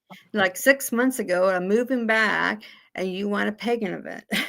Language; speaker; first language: English; native; English